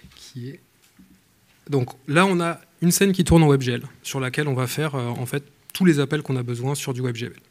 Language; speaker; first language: French; native; French